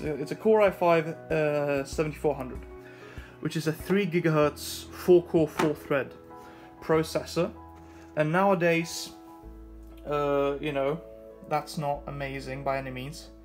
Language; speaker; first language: English; non-native, fluent; Swedish